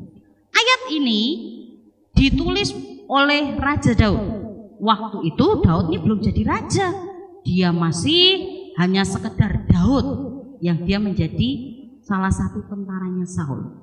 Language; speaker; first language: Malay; non-native, local second language; Javanese